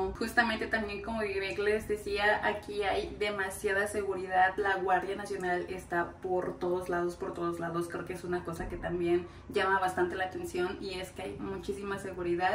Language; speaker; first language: Spanish; native; Spanish